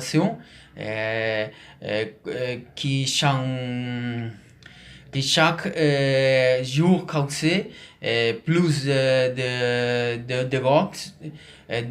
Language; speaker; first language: French; non-native, learner; Spanish